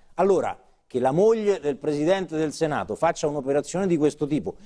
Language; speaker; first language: Italian; native; Italian